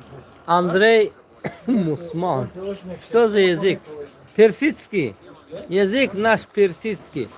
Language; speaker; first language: Russian; non-native, local second language; Tajik